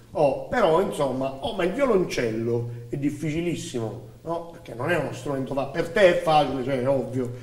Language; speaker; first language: Italian; native; Italian